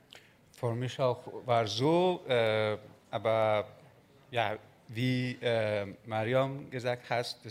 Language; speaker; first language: German; non-native, learner; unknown